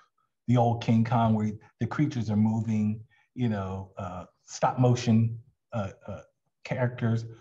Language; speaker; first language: English; native; English